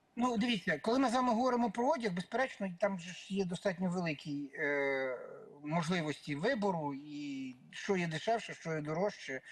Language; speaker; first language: Ukrainian; native; Ukrainian